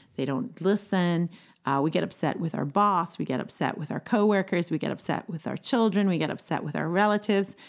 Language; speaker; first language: English; native; English